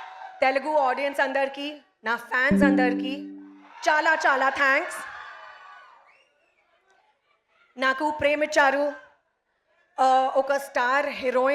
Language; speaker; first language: Telugu; non-native, learner; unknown